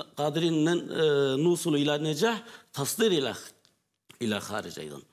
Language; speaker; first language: Arabic; non-native, fluent; Turkish